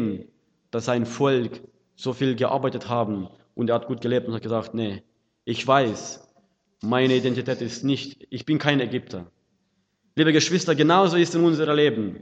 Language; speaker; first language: German; non-native, fluent; Russian